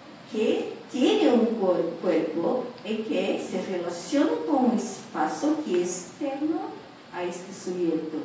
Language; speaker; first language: Spanish; non-native, fluent; Portuguese